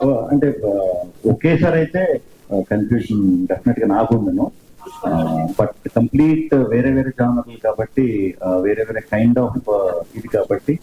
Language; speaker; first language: Telugu; native; Telugu